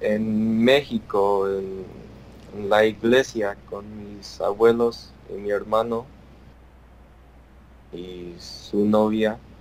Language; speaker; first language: Spanish; early bilingual, heritage; Spanish